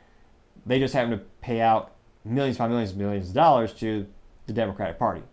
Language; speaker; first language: English; native; English